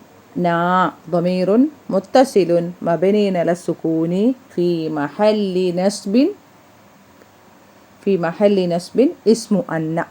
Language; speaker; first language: Arabic; non-native, fluent; Malayalam